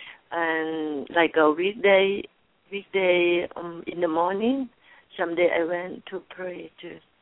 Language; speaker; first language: English; non-native, learner; Thai